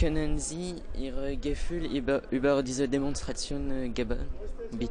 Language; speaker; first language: German; non-native, learner; French